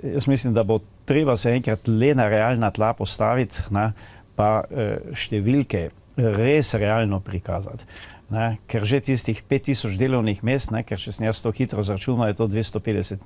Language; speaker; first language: Slovenian; native; Slovenian